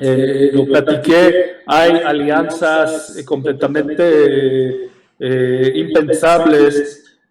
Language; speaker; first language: Spanish; non-native, fluent; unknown